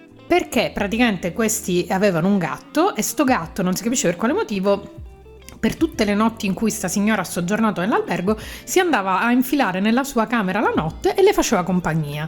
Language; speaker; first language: Italian; native; Italian